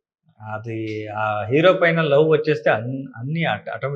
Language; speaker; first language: Telugu; non-native, learner; Kannada